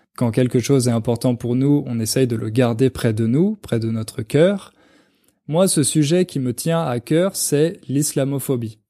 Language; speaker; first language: French; native; French